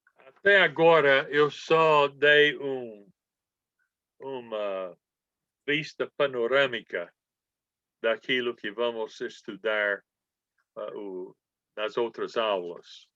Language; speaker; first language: Portuguese; non-native, fluent; English